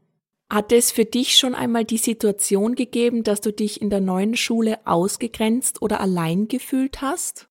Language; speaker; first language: German; native; German